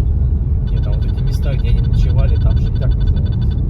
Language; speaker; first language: Russian; native; Russian